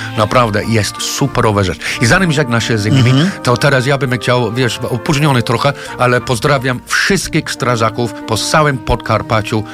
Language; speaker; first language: Polish; non-native, fluent; English